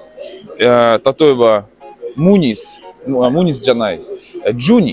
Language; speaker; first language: Japanese; non-native, learner; Russian